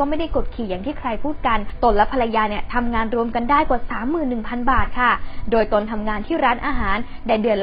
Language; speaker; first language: Thai; native; Thai